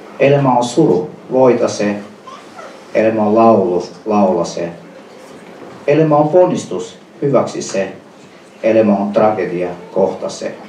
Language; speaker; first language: Finnish; non-native, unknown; Albanian